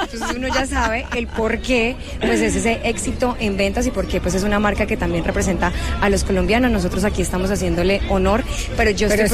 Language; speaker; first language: Spanish; native; Spanish